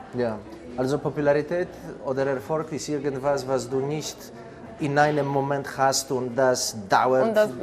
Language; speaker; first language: German; non-native, fluent; Polish